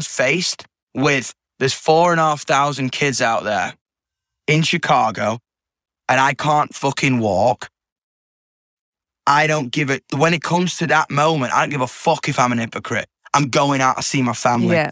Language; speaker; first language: English; native; English